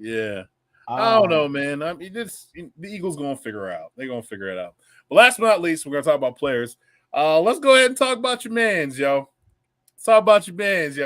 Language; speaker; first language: English; native; English